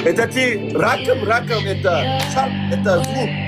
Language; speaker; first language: Russian; non-native, learner; Turkmen